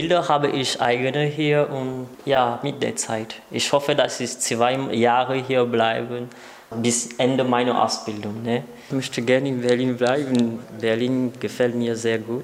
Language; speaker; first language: German; non-native, learner; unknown